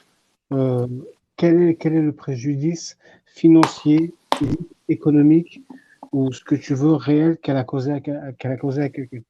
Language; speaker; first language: French; native; French